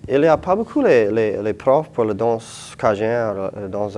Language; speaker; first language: French; non-native, local second language; English